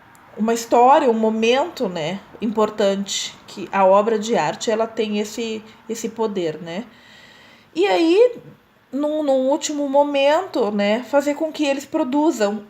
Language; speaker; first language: Portuguese; native; Portuguese